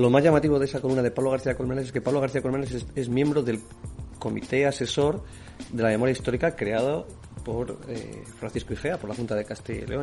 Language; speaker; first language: Spanish; native; Spanish